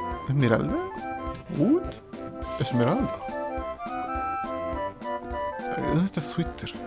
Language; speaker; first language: Spanish; native; Spanish